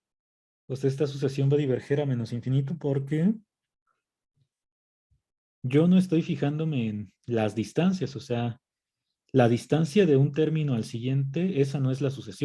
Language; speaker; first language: Spanish; native; Spanish